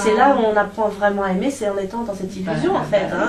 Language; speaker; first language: French; native; French